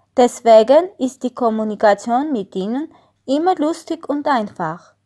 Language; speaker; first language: German; non-native, learner; Armenian